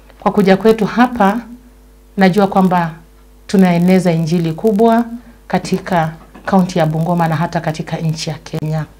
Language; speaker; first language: Swahili; non-native, local second language; Luyia